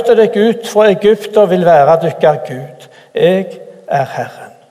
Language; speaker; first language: Norwegian; native; Norwegian